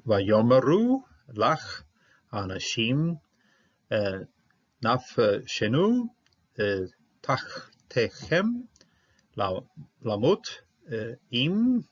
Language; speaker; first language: Hebrew; non-native, fluent; English